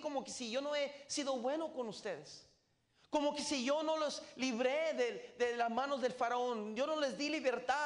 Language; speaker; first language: Spanish; native; Spanish